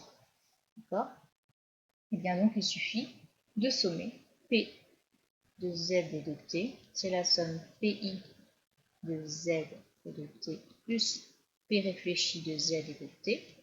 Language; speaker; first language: French; native; French